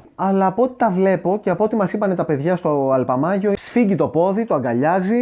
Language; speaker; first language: Greek; native; Greek